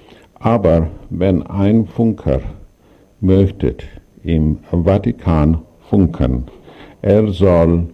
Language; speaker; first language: German; non-native, learner; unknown